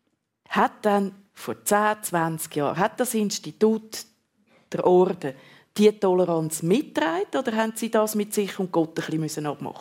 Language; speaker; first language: German; native; German